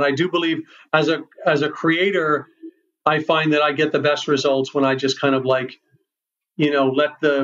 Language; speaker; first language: English; native; English